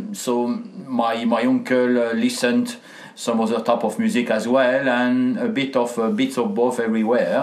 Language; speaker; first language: English; non-native, fluent; French